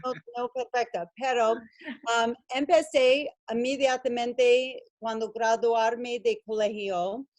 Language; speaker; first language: Spanish; non-native, learner; English